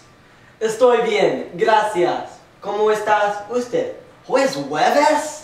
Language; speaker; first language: Spanish; non-native, learner; English